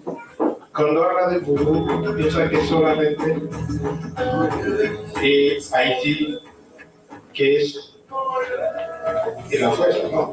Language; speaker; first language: Spanish; non-native, learner; Haitian Creole